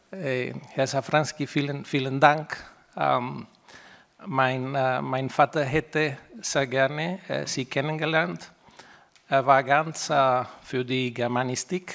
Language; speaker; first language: German; non-native, fluent; Spanish